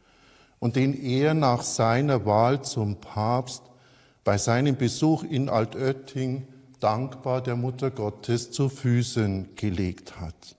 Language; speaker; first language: German; native; German